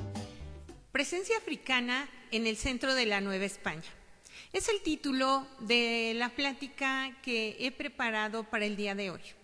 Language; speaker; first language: Spanish; native; Spanish